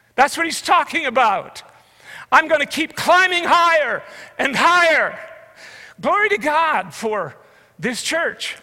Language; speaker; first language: English; native; English